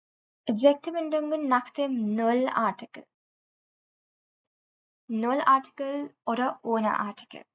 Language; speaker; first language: German; non-native, learner; Hindi